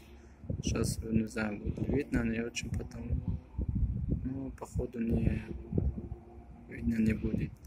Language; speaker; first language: Russian; non-native, fluent; Tajik